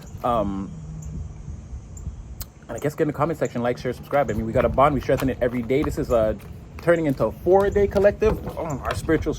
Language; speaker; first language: English; native; English